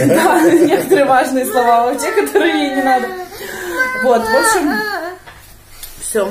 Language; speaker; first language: Russian; native; Russian